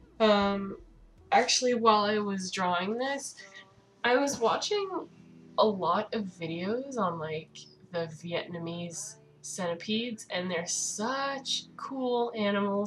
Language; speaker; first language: English; native; English